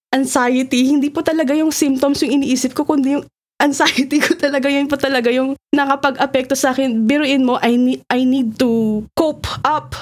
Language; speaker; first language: Filipino; native; Filipino